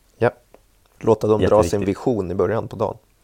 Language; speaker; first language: Swedish; native; Swedish